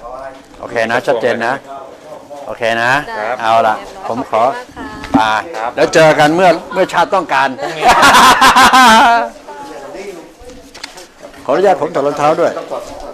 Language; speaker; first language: Thai; native; Thai